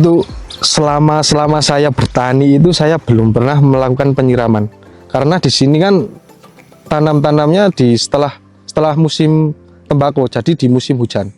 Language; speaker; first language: Indonesian; non-native, local second language; Javanese